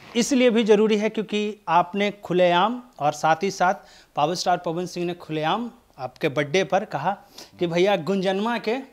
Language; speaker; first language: Hindi; native; Hindi